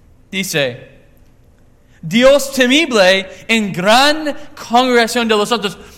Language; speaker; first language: Spanish; non-native, learner; English